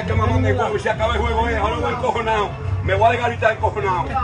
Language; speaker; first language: Spanish; native; Spanish